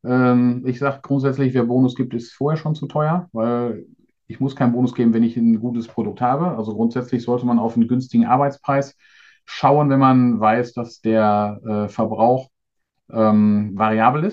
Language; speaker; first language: German; native; German